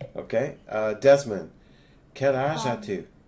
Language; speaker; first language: French; non-native, learner; English